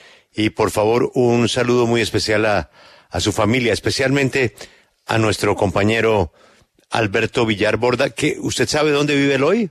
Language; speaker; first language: Spanish; native; Spanish